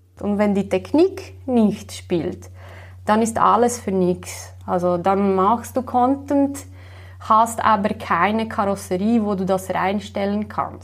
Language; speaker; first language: German; non-native, fluent; Slovenian